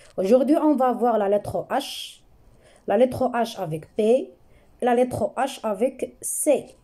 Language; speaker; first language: French; non-native, local second language; Arabic